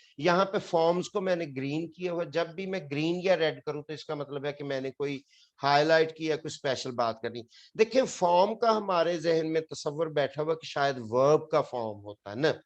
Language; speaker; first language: Urdu; non-native, local second language; Punjabi